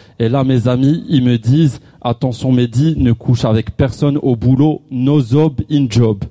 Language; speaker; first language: French; non-native, local second language; Arabic